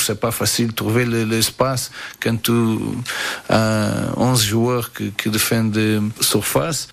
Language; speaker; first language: French; non-native, fluent; Portuguese